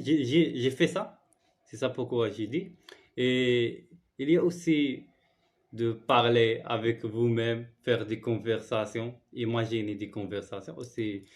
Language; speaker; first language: French; non-native, learner; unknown